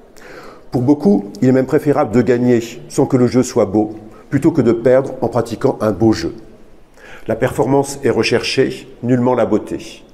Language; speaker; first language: French; native; French